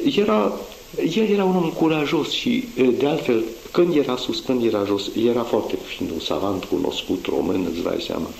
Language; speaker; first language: Romanian; non-native, local second language; Hungarian